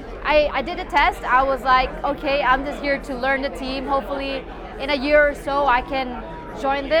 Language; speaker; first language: English; non-native, local second language; Filipino